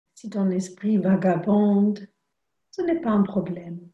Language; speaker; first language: French; non-native, fluent; German